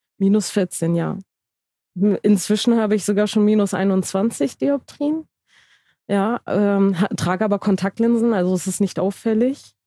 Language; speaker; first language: German; early bilingual, other home language; Turkish